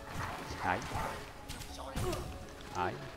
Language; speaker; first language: French; native; French